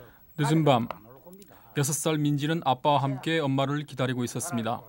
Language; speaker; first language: Korean; native; Korean